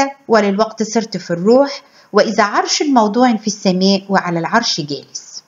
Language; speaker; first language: Arabic; native; Arabic